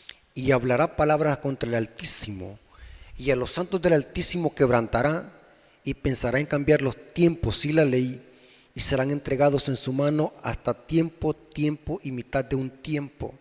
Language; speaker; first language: Spanish; native; Spanish